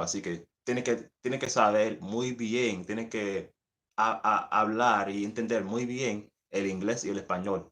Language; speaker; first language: Spanish; early bilingual, heritage; English